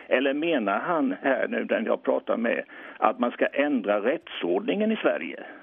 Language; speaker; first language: Swedish; native; Swedish